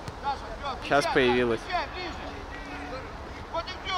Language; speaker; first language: Russian; native; Russian